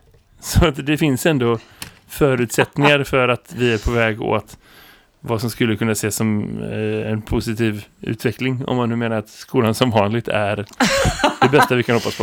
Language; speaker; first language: Swedish; native; Swedish